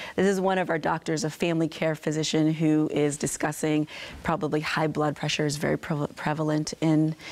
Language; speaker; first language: English; native; English